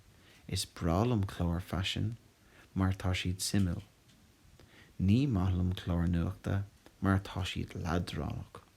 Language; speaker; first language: Irish; non-native, local second language; English